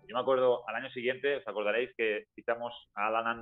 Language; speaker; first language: Spanish; native; Spanish